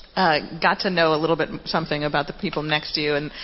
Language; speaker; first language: English; native; English